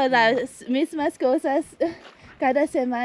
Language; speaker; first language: Spanish; non-native, learner; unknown